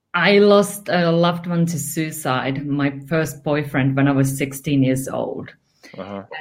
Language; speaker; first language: English; non-native, fluent; Finnish